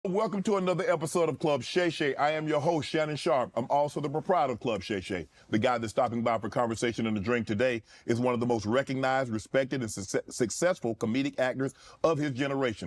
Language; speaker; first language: English; native; English